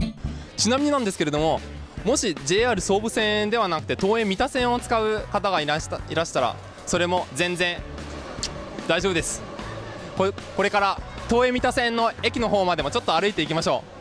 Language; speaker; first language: Japanese; early bilingual, heritage; Japanese